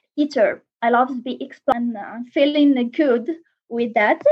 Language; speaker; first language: English; non-native, learner; Arabic